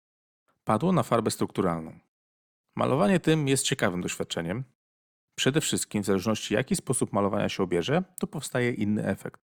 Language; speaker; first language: Polish; native; Polish